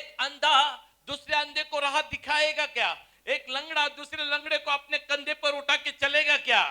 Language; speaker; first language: Hindi; non-native, local second language; Marathi